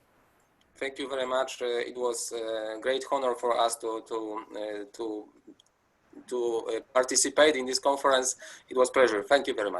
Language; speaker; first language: English; non-native, fluent; Polish